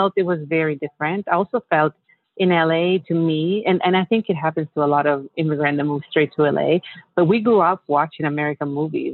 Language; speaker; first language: English; non-native, fluent; Italian